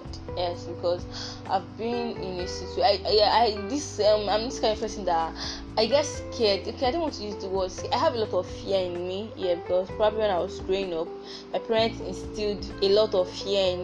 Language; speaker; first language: English; non-native, local second language; Igbo